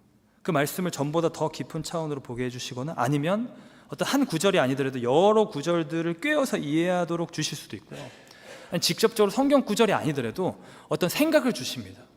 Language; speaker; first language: Korean; native; Korean